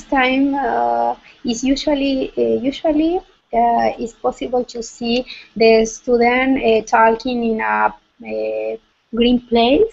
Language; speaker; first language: English; non-native, learner; Spanish